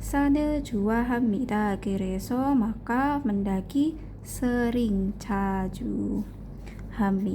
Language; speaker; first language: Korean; non-native, learner; Indonesian